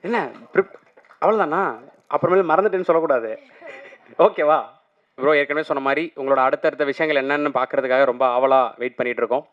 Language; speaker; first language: Tamil; native; Tamil